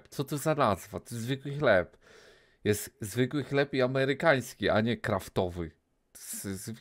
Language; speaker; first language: Polish; native; Polish